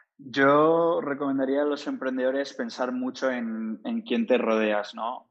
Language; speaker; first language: Spanish; native; Spanish